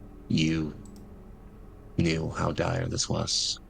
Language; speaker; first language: English; native; English